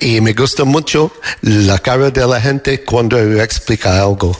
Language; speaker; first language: Spanish; non-native, learner; English